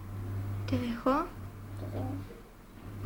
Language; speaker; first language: Spanish; native; Spanish